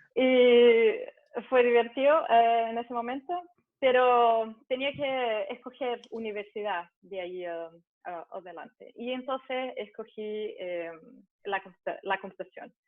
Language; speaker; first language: Spanish; early bilingual, heritage; Spanish